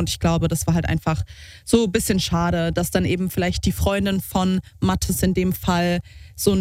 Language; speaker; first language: German; native; German